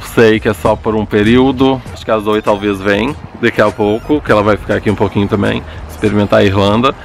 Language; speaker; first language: Portuguese; early bilingual, other home language; English